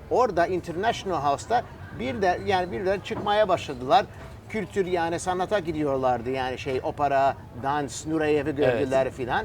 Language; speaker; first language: Turkish; early bilingual, heritage; Turkish